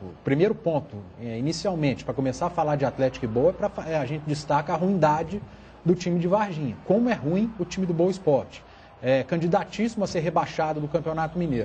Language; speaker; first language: Portuguese; native; Portuguese